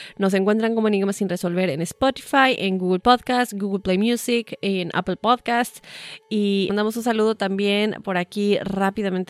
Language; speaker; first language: Spanish; native; Spanish